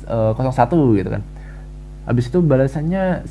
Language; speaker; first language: Indonesian; native; Indonesian